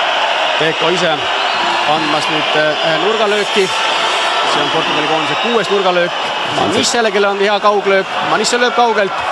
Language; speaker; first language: Estonian; native; Estonian